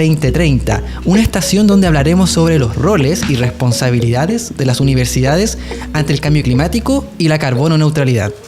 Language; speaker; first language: Spanish; native; Spanish